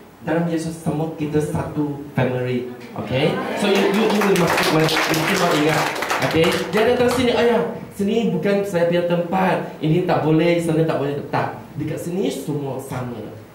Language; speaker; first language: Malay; non-native, local second language; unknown